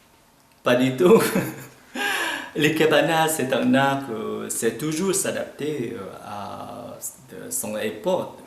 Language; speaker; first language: French; non-native, fluent; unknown